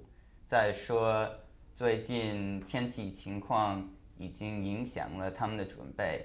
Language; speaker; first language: Chinese; non-native, learner; English